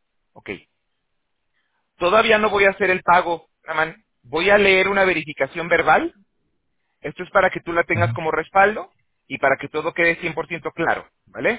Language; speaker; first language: Spanish; native; Spanish